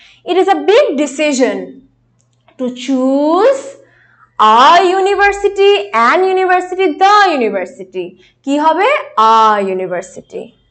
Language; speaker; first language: English; non-native, local second language; Bangla